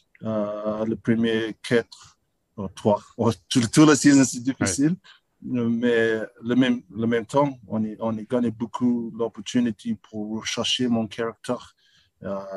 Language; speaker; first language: French; non-native, learner; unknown